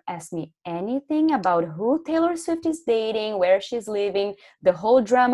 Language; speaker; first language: English; non-native, fluent; Portuguese